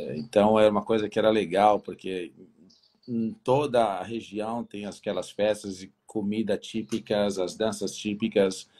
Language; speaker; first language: Portuguese; native; Portuguese